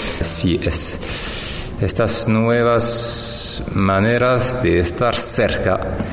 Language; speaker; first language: Spanish; non-native, fluent; French